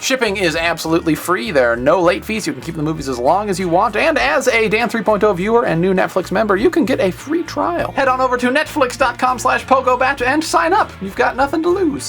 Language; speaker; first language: English; native; English